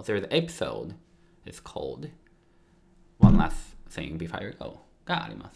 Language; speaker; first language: English; non-native, fluent; Japanese